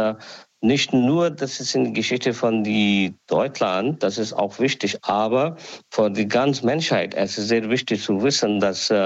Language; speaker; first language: German; non-native, learner; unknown